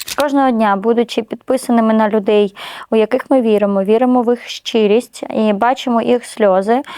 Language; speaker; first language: Ukrainian; non-native, local second language; Russian